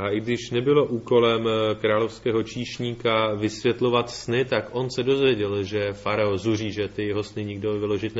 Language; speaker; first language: Czech; native; Czech